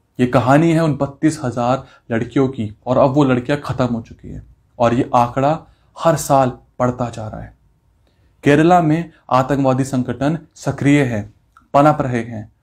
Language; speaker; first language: Hindi; native; Hindi